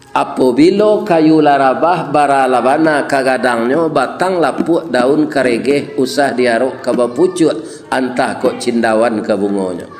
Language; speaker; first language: Malay; non-native, local second language; Minangkabau